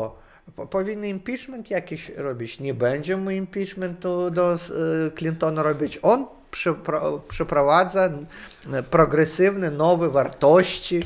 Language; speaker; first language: Polish; non-native, learner; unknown